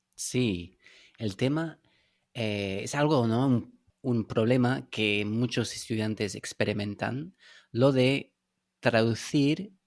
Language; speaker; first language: Spanish; non-native, fluent; English